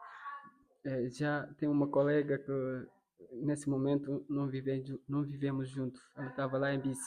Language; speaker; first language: Portuguese; non-native, local second language; Fula